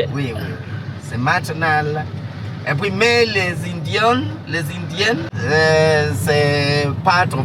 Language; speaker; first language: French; non-native, learner; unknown